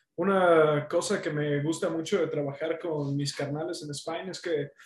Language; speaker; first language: Spanish; native; Spanish